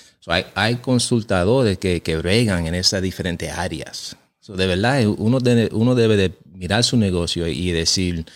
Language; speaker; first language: Spanish; early bilingual, heritage; Spanish